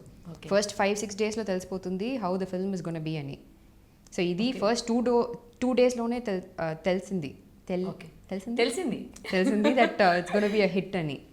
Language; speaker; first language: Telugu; non-native, fluent; Tamil